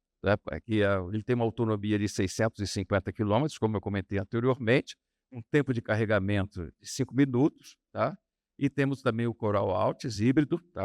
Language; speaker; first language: Portuguese; native; Portuguese